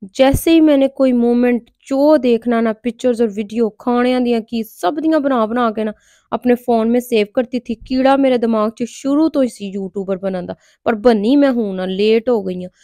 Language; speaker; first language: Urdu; non-native, local second language; Punjabi